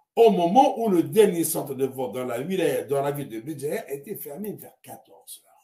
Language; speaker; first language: French; non-native, local second language; Arabic